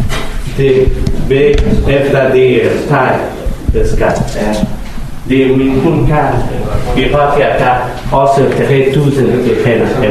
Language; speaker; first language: Danish; non-native, learner; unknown